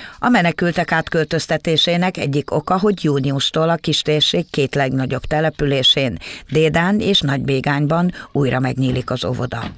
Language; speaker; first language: Hungarian; native; Hungarian